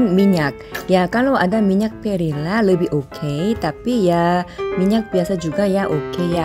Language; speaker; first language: Indonesian; non-native, fluent; Korean